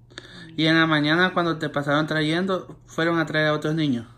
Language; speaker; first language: Spanish; native; Spanish